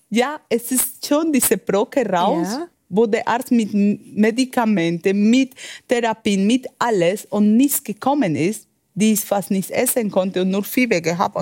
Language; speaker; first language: German; non-native, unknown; Spanish